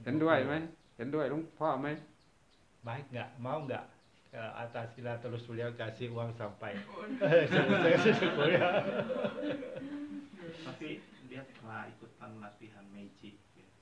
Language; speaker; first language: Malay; non-native, fluent; Thai